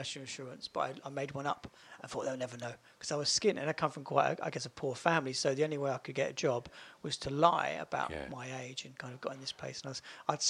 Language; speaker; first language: English; native; English